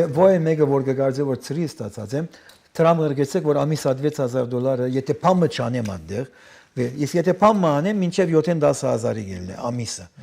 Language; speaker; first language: Armenian; early bilingual, heritage; Armenian